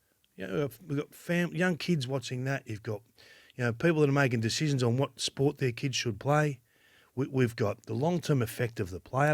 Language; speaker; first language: English; native; English